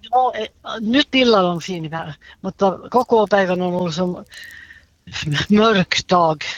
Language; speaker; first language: Finnish; non-native, local second language; Swedish